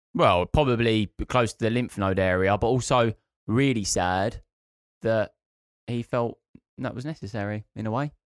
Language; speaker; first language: English; native; English